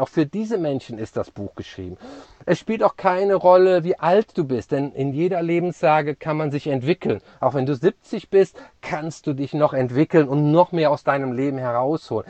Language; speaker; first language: German; native; German